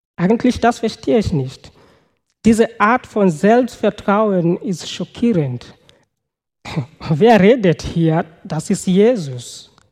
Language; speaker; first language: German; non-native, fluent; Swahili